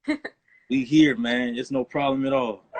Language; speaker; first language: English; native; English